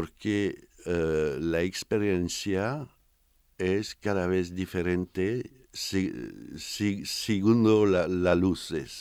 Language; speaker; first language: Spanish; non-native, fluent; French